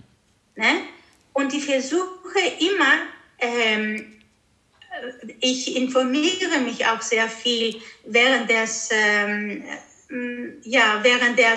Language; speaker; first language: German; early bilingual, heritage; Greek